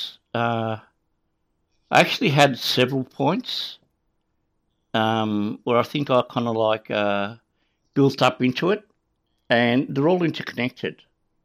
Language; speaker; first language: English; native; English